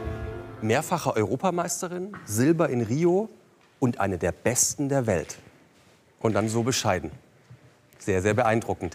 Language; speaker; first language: German; native; German